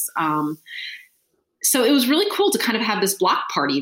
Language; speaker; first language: English; native; English